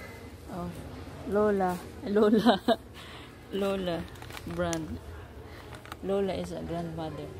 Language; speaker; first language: English; non-native, learner; Filipino